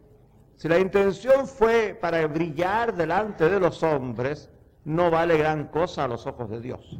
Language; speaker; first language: Spanish; native; Spanish